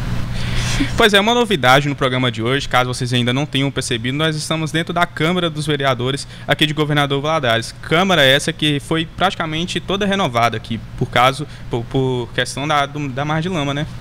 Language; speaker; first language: Portuguese; native; Portuguese